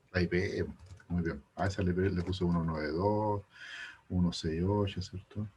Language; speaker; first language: Spanish; native; Spanish